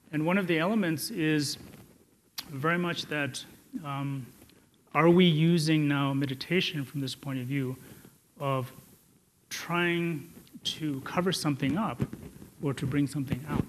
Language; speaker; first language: English; non-native, local second language; Tibetan